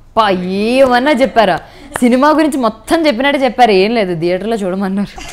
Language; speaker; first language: Telugu; native; Telugu